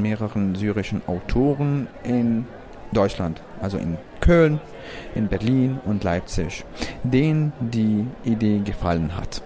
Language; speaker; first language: German; non-native, fluent; Arabic